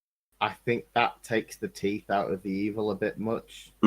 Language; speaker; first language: English; native; English